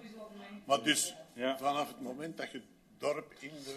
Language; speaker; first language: Dutch; native; Dutch